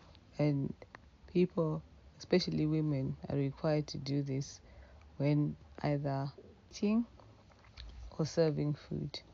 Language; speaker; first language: English; non-native, local second language; Shona